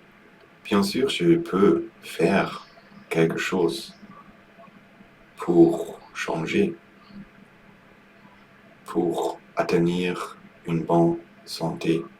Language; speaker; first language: French; non-native, learner; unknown